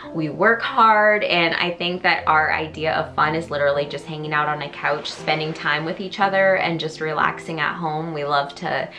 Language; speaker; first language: English; native; English